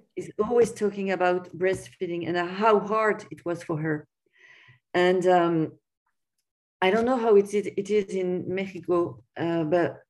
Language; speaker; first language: English; non-native, fluent; French